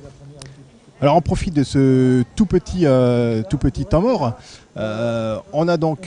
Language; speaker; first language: French; native; French